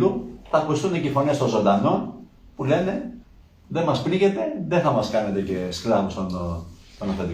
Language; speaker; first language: Greek; native; Greek